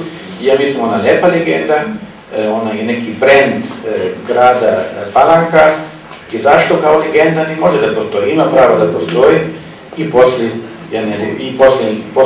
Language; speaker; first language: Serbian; non-native, fluent; German